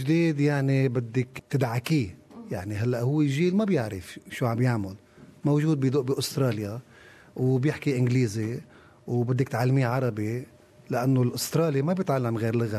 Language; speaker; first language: Arabic; native; Arabic